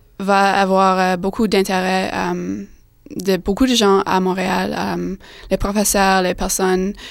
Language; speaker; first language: French; non-native, fluent; English